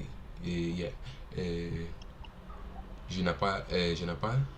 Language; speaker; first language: French; non-native, learner; Portuguese